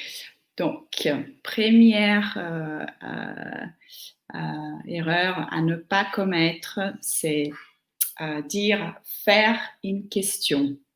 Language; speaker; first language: French; non-native, fluent; Portuguese